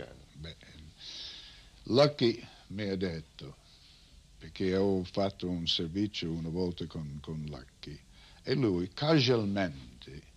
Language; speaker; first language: Italian; non-native, learner; English